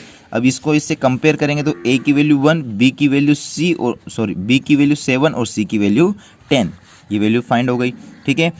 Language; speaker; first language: Hindi; native; Hindi